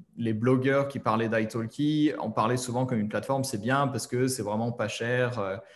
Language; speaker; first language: French; native; French